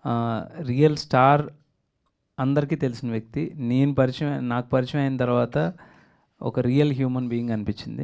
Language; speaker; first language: Telugu; native; Telugu